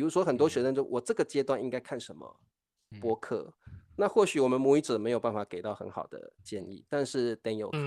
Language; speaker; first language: Chinese; native; Chinese